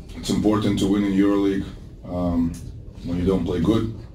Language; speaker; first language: English; non-native, fluent; Lithuanian